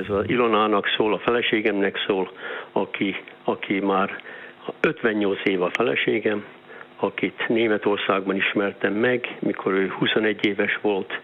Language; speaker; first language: Hungarian; early bilingual, heritage; Hungarian